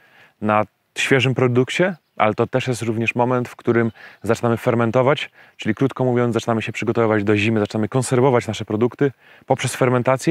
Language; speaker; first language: Polish; native; Polish